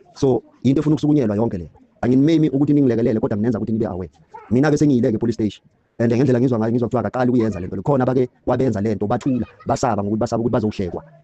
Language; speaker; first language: Zulu; non-native, local second language; Southern Sotho